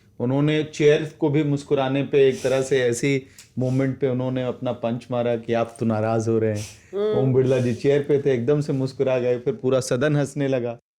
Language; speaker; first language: Hindi; native; Hindi